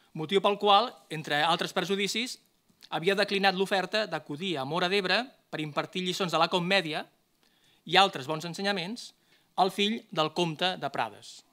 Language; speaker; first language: Catalan; native; Catalan